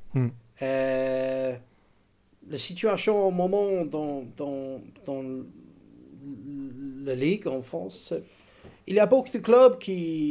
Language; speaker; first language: French; non-native, learner; English